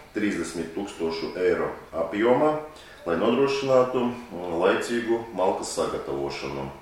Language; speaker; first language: Latvian; non-native, local second language; Russian